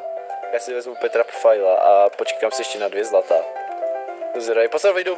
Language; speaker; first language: Czech; native; Czech